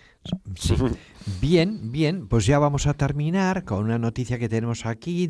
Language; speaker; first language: Spanish; native; Spanish